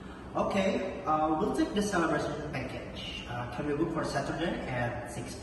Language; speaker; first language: English; non-native, learner; Indonesian